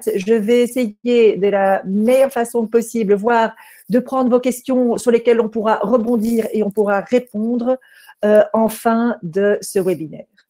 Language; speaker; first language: French; native; French